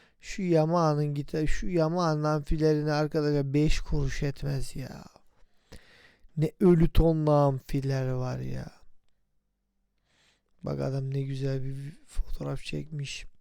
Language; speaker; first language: Turkish; native; Turkish